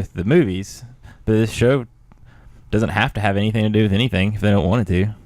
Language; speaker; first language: English; native; English